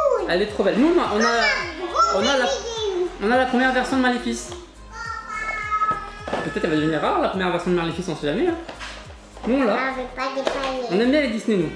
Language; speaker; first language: French; native; French